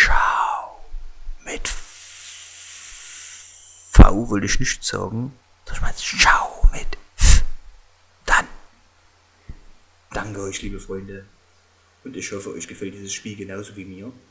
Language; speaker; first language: German; native; German